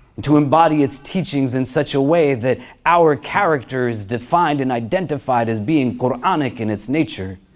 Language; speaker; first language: English; native; English